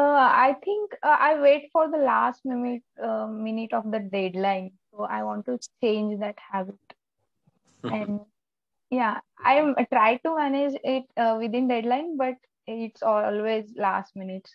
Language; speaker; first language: English; non-native, local second language; Marathi